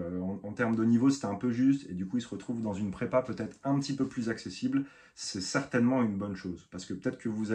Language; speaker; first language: French; native; French